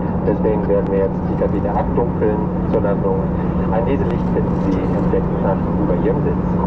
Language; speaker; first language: German; native; German